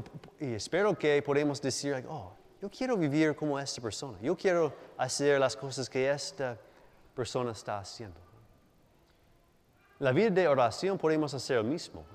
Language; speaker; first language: Spanish; non-native, fluent; English